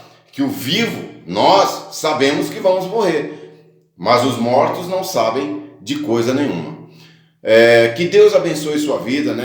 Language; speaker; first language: Portuguese; native; Portuguese